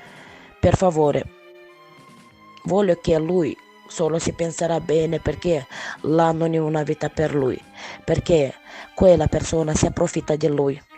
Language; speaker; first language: Italian; non-native, learner; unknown